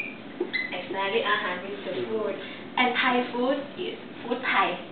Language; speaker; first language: English; non-native, learner; Thai